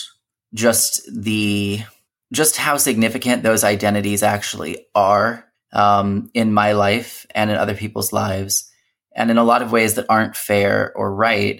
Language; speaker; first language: English; native; English